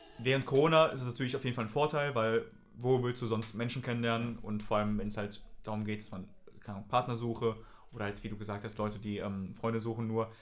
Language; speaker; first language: German; native; German